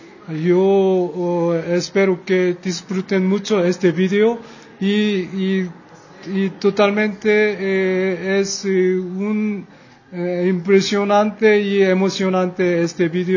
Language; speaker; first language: Spanish; non-native, fluent; Korean